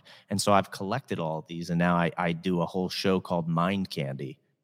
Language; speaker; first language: English; native; English